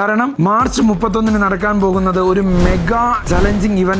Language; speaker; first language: Malayalam; native; Malayalam